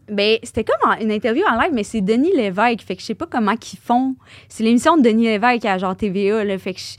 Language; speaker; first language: French; native; French